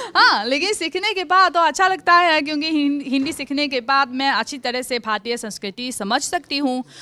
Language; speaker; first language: Hindi; non-native, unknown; Chinese